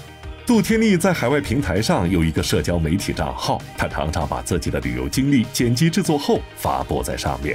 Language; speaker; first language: Chinese; native; Chinese